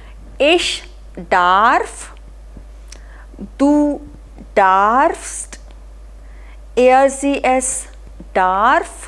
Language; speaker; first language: German; non-native, fluent; Hindi